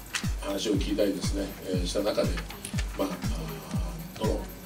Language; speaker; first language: Japanese; native; Japanese